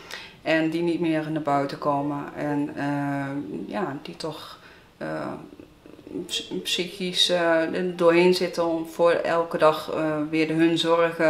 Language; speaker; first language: Dutch; native; Dutch